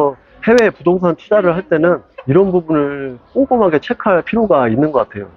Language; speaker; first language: Korean; native; Korean